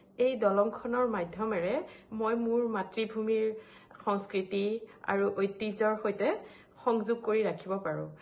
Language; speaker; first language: Assamese; native; Assamese